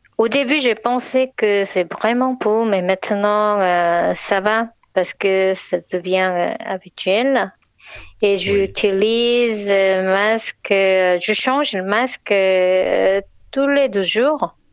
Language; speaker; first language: French; non-native, learner; Korean